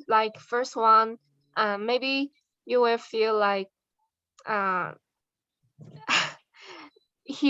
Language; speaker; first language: English; non-native, learner; Chinese